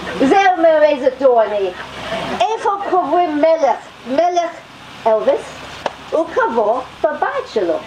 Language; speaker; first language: Hebrew; non-native, fluent; English